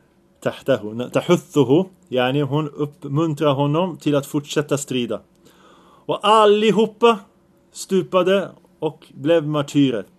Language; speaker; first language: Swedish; early bilingual, other home language; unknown